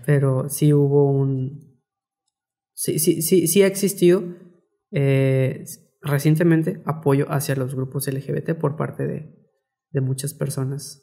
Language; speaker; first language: Spanish; native; Spanish